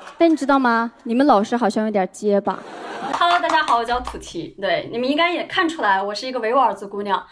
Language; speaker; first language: Chinese; non-native, local second language; Uyghur